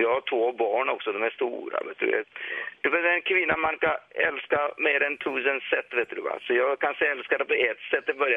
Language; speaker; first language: Swedish; non-native, fluent; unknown